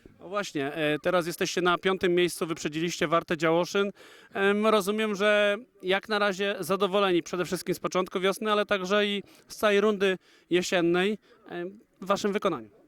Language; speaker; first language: Polish; native; Polish